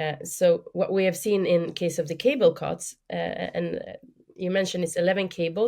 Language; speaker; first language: English; non-native, fluent; Swedish